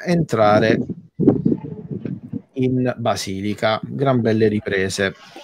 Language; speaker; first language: Italian; native; Italian